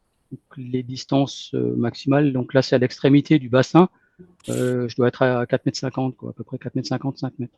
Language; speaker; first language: French; native; French